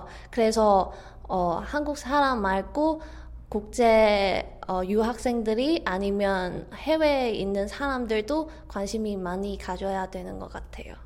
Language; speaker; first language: Korean; non-native, fluent; Cantonese